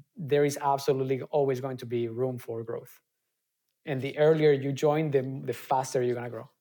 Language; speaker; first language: English; non-native, fluent; Spanish